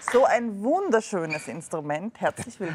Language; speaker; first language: German; native; German